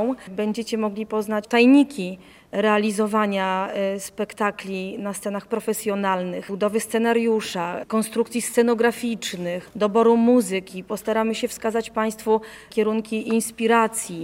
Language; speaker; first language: Polish; native; Polish